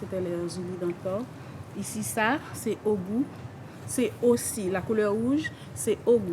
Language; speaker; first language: French; non-native, local second language; Haitian Creole